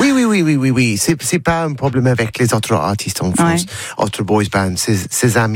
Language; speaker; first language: French; non-native, learner; English